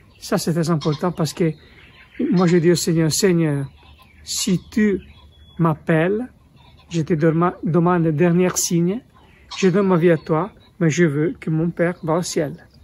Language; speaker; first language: French; non-native, fluent; Italian